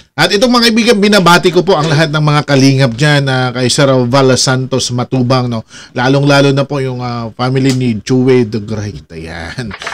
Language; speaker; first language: Filipino; non-native, local second language; Waray